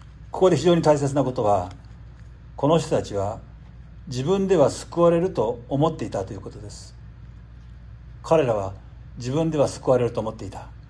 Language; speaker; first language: Japanese; native; Japanese